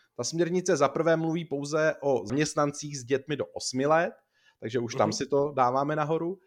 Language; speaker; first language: Czech; native; Czech